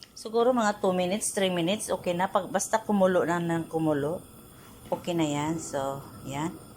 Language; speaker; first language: Filipino; non-native, local second language; Iloko